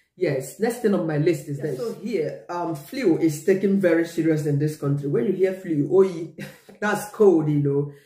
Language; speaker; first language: English; non-native, local second language; Igbo